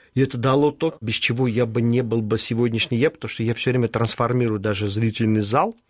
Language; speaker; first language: Russian; early bilingual, other home language; Armenian